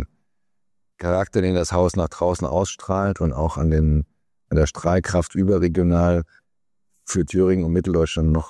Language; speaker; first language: German; native; German